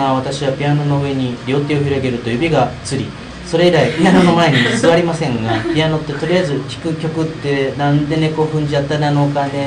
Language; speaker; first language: Japanese; native; Japanese